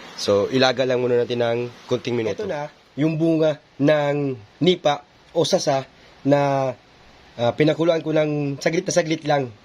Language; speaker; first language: Filipino; native; Filipino